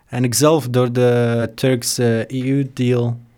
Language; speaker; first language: Dutch; non-native, fluent; Arabic